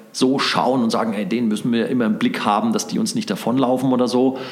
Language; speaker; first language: German; native; German